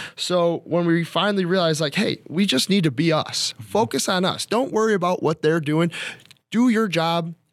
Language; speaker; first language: English; native; English